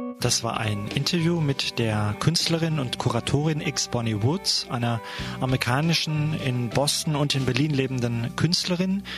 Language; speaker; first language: German; native; German